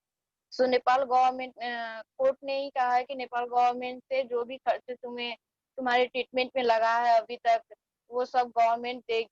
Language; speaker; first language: Hindi; non-native, fluent; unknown